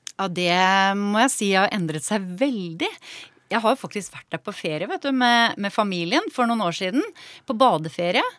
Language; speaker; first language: Norwegian; native; Norwegian